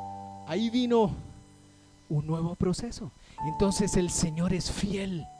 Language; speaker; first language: Spanish; native; Spanish